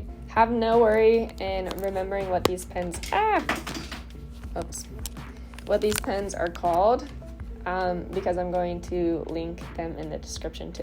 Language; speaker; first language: English; native; English